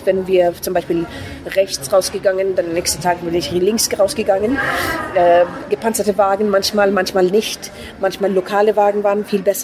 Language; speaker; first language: German; non-native, fluent; Persian